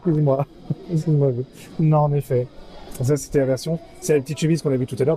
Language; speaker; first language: French; native; French